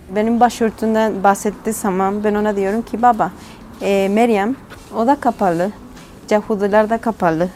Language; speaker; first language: Turkish; non-native, learner; Spanish